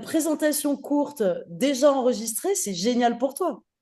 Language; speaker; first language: French; native; French